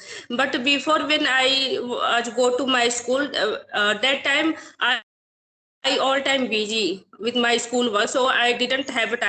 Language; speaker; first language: English; non-native, learner; Hindi